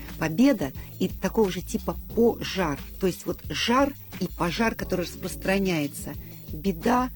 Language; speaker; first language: Russian; native; Russian